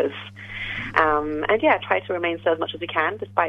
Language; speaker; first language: English; non-native, local second language; French